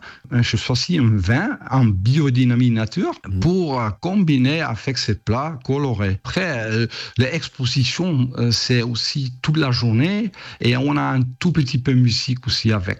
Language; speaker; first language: French; non-native, fluent; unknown